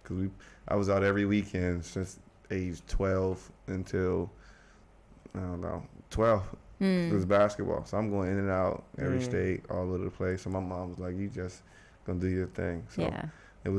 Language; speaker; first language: English; native; English